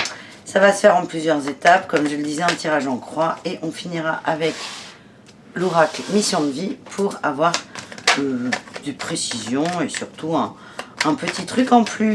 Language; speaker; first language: French; native; French